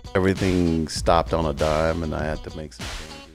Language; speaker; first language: English; native; English